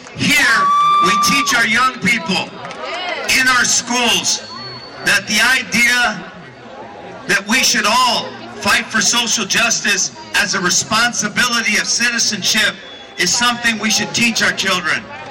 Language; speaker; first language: English; early bilingual, other home language; Spanish